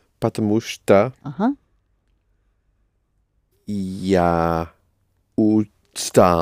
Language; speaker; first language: Russian; non-native, learner; English